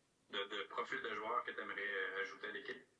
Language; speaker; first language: French; native; French